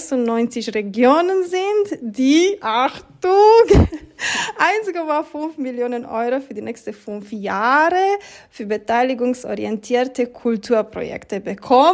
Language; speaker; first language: German; non-native, fluent; Romanian